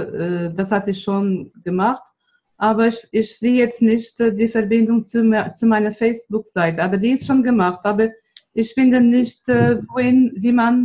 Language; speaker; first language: German; non-native, fluent; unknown